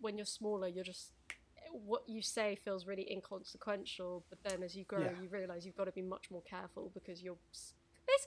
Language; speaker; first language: English; native; English